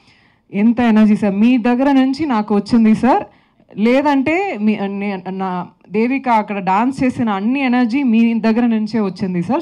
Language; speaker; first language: Telugu; non-native, local second language; Tamil